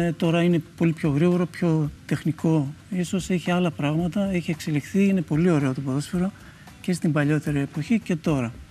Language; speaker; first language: Greek; early bilingual, other home language; Russian